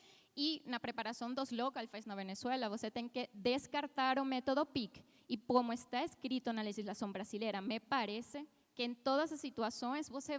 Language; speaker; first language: Portuguese; non-native, fluent; Spanish